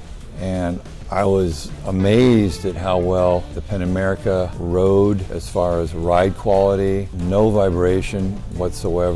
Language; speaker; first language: English; native; English